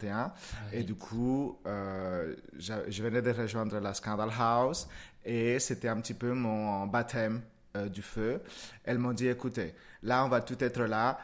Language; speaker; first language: French; non-native, fluent; Spanish